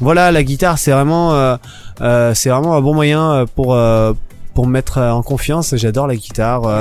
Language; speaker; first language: French; native; French